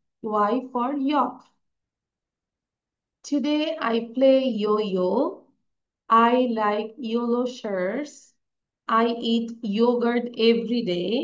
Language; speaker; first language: English; non-native, learner; Bangla